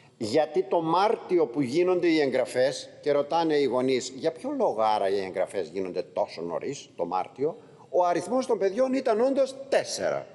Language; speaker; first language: Greek; native; Greek